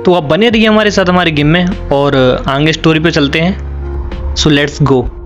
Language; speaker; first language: Hindi; native; Hindi